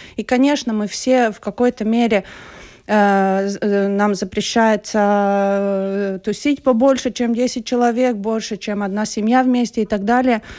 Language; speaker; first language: Russian; non-native, local second language; Latvian